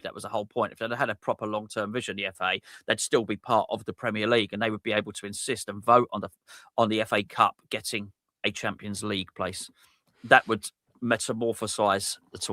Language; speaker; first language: English; native; English